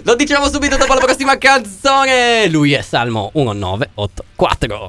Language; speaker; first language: Italian; native; Italian